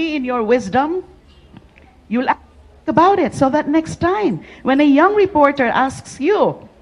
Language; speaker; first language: English; non-native, local second language; Filipino